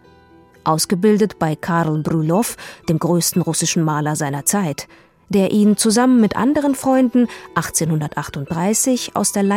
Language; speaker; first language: German; native; German